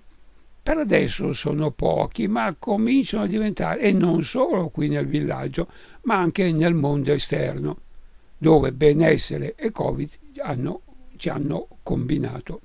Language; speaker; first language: Italian; native; Italian